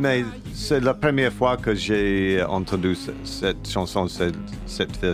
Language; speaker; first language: French; non-native, learner; English